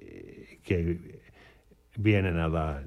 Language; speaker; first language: Spanish; non-native, learner; English